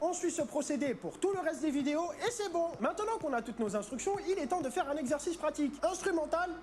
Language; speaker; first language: French; native; French